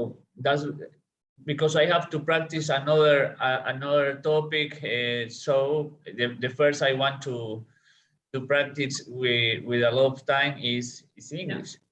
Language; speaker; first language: English; non-native, learner; Spanish